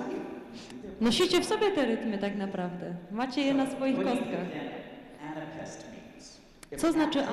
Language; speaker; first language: Polish; native; Polish